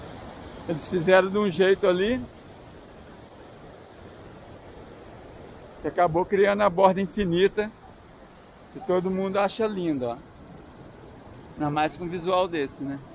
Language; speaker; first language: Portuguese; native; Portuguese